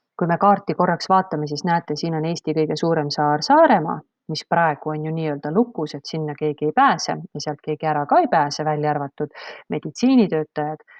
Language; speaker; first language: Estonian; native; Estonian